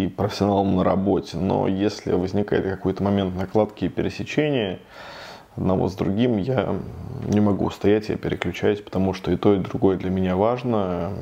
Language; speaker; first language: Russian; native; Russian